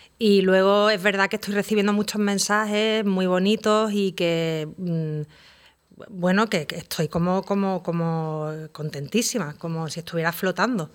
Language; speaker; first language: Spanish; native; Spanish